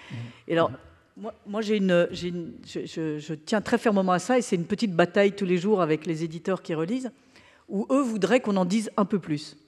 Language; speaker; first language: French; native; French